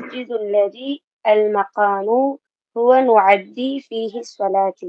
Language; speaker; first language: Arabic; non-native, learner; Tamil